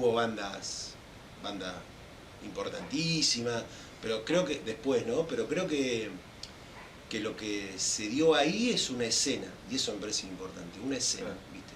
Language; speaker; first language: Spanish; native; Spanish